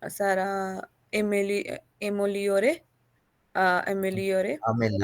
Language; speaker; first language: French; non-native, learner; Hindi